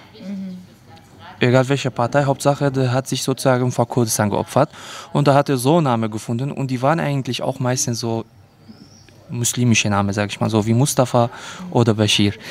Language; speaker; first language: German; early bilingual, other home language; Kurdish